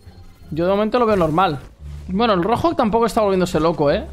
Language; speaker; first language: Spanish; native; Spanish